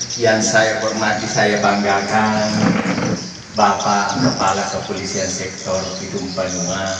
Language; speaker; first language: Indonesian; non-native, local second language; Buginese